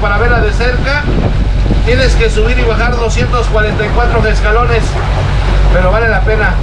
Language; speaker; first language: Spanish; native; Spanish